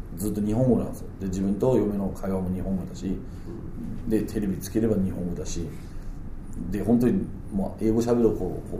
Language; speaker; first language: Japanese; non-native, fluent; Danish